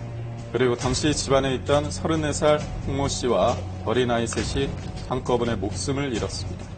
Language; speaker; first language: Korean; native; Korean